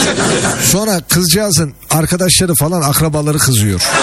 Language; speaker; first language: Turkish; native; Turkish